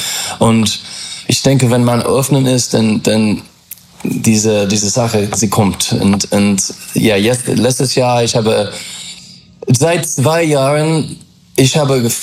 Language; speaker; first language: German; non-native, fluent; English